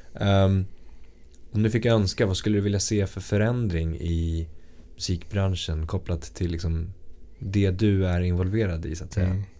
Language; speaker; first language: Swedish; native; Swedish